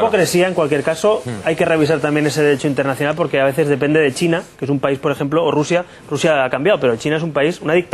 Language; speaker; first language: Spanish; native; Spanish